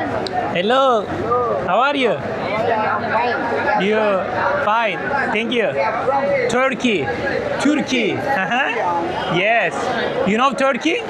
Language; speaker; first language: English; non-native, learner; Turkish